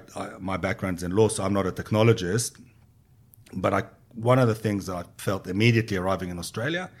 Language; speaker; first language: English; non-native, fluent; Hebrew